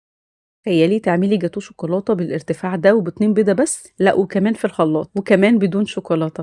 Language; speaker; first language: Arabic; native; Arabic